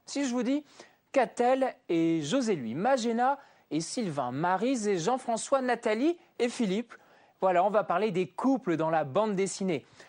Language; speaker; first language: French; native; French